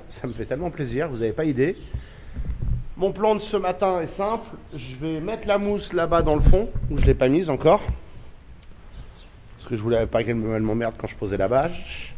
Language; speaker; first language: French; native; French